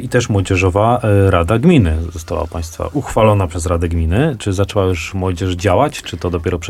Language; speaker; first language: Polish; native; Polish